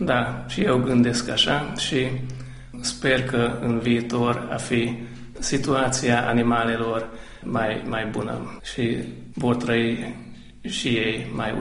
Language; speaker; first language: Romanian; non-native, local second language; Hungarian